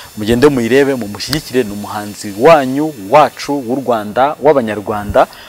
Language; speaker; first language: Kinyarwanda; native; Kinyarwanda